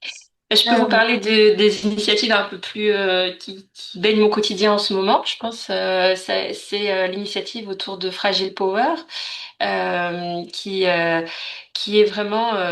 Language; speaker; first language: French; native; French